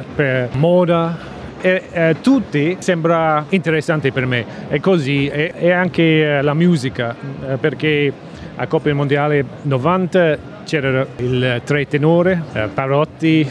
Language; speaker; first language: Italian; non-native, learner; English